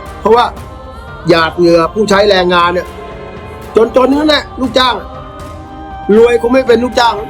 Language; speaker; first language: Thai; native; Thai